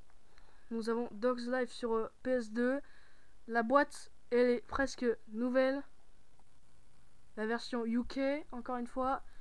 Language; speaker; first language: French; native; French